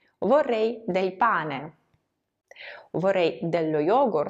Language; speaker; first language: Italian; non-native, fluent; Russian